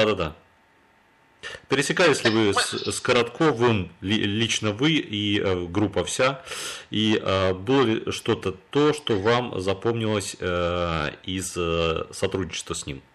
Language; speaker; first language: Russian; native; Russian